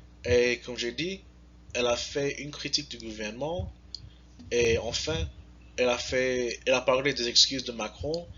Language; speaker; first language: French; non-native, learner; English